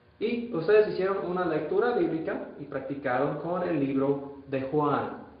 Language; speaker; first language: Spanish; non-native, fluent; English